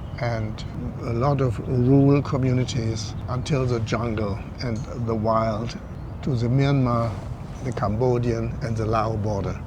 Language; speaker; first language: English; non-native, fluent; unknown